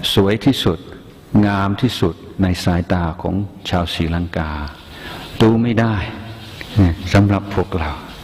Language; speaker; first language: Thai; non-native, fluent; English